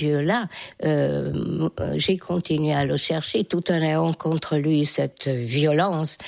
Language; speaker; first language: French; non-native, fluent; Hungarian